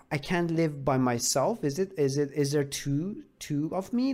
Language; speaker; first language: English; non-native, fluent; Persian